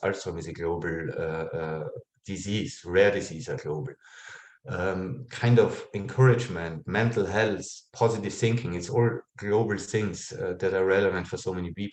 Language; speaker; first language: English; non-native, fluent; German